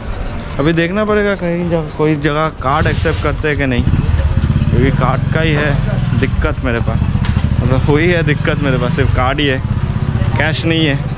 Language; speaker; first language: Hindi; non-native, local second language; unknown